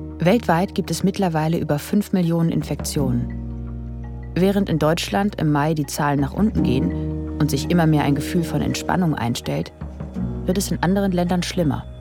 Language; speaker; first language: German; native; German